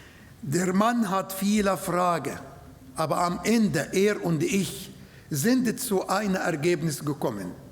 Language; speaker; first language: German; non-native, learner; Arabic